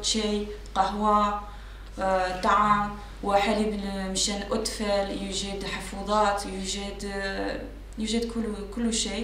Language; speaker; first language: Arabic; non-native, learner; French